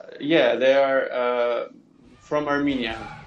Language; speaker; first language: English; non-native, learner; Armenian